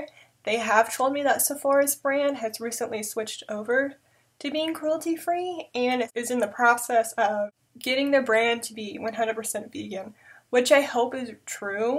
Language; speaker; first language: English; native; English